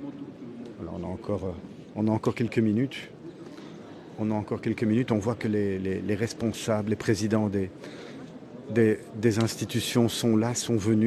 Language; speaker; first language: French; native; French